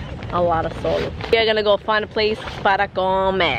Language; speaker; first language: English; early bilingual, other home language; Spanish